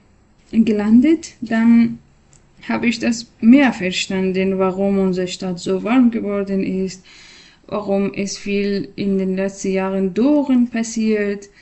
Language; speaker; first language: German; non-native, fluent; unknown